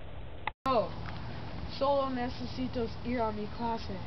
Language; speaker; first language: Spanish; non-native, learner; English